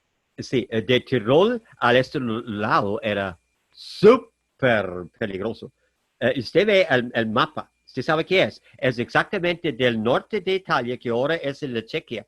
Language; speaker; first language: Spanish; non-native, fluent; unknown